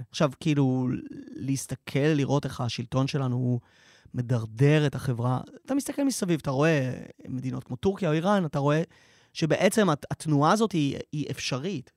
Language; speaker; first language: Hebrew; native; Hebrew